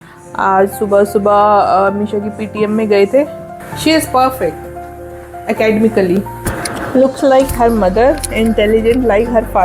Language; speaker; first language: Hindi; native; Hindi